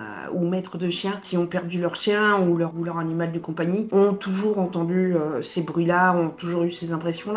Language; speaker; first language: French; native; French